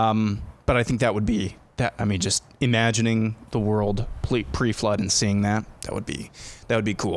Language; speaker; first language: English; native; English